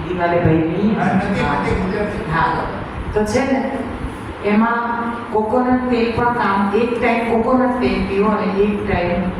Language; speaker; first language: Gujarati; native; Gujarati